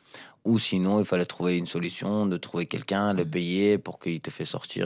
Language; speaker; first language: French; non-native, fluent; Persian